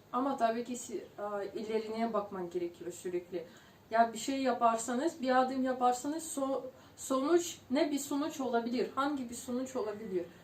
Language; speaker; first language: Turkish; non-native, fluent; Ukrainian